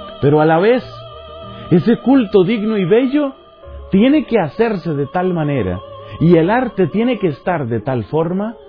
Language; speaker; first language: Spanish; native; Spanish